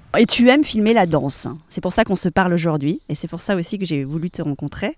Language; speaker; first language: French; native; French